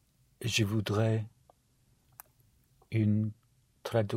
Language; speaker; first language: French; non-native, learner; English